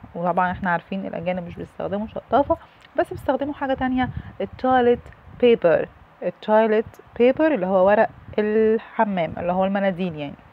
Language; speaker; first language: Arabic; native; Arabic